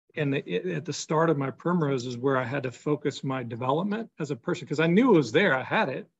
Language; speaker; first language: English; native; English